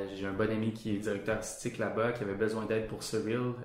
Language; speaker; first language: French; native; French